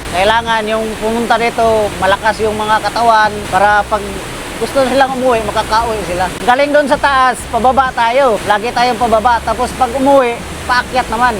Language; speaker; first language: Filipino; non-native, local second language; Cebuano